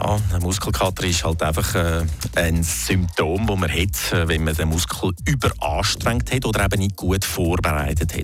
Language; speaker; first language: German; native; German